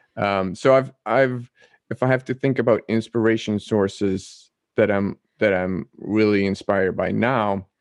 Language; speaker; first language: English; non-native, fluent; Dutch